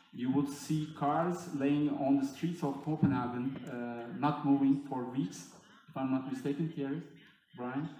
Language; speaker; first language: English; non-native, fluent; Turkish